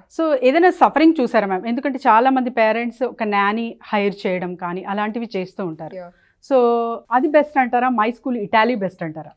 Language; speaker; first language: Telugu; non-native, local second language; Urdu